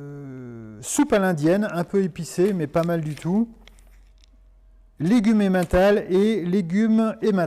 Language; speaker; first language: French; native; French